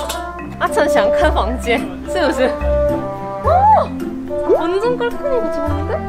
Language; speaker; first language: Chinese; non-native, fluent; Korean